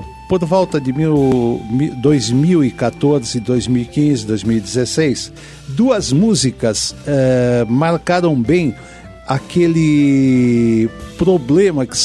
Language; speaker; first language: Portuguese; native; Portuguese